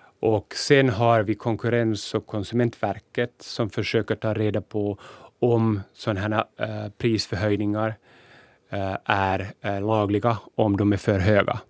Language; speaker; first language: Swedish; non-native, local second language; Finnish